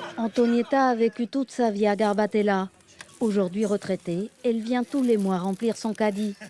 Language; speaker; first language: French; native; French